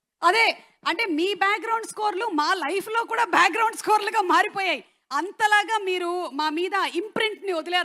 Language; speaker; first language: Telugu; native; Telugu